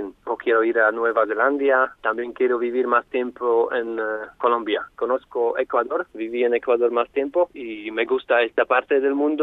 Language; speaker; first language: Spanish; non-native, fluent; Slovak